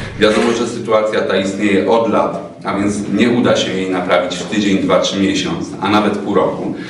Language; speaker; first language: Polish; native; Polish